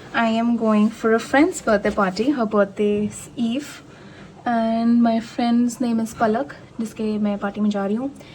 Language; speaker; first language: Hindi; native; Hindi